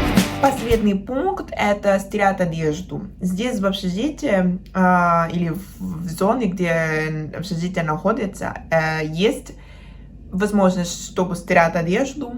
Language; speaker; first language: Russian; non-native, fluent; Spanish